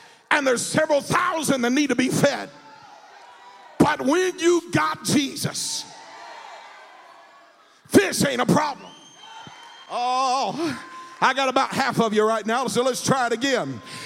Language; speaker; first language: English; native; English